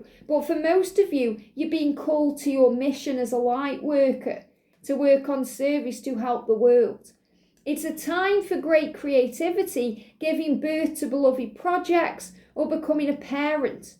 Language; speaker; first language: English; native; English